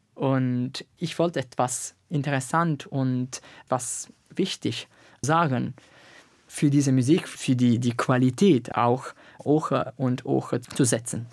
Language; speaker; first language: German; non-native, learner; Italian